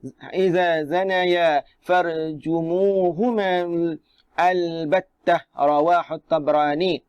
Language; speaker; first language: Arabic; non-native, fluent; Malay